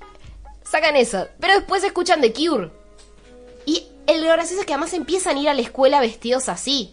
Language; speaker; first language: Spanish; native; Spanish